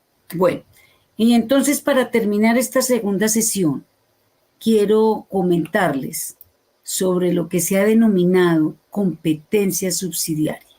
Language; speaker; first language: Spanish; native; Spanish